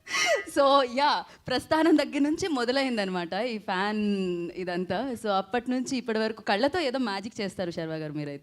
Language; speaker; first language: Telugu; native; Telugu